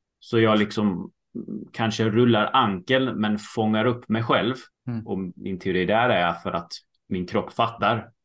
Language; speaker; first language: Swedish; early bilingual, heritage; Swedish